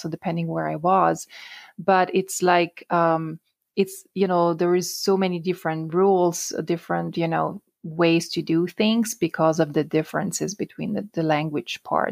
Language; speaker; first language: English; non-native, fluent; Italian